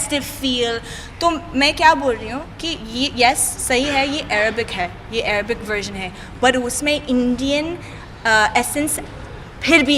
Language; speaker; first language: Hindi; non-native, fluent; Arabic